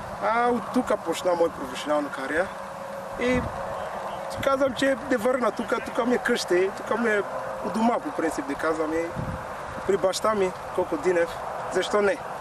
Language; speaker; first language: Bulgarian; non-native, learner; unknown